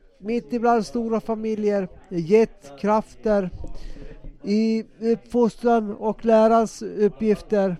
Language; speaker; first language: Swedish; non-native, local second language; Finnish